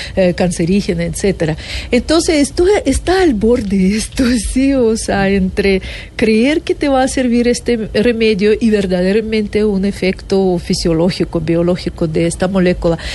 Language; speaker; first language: Spanish; non-native, fluent; Russian